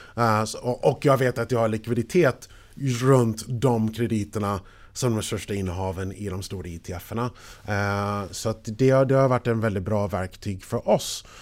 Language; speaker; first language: Swedish; non-native, fluent; English